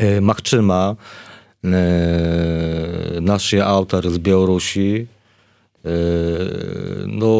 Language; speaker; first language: Polish; non-native, learner; Belarusian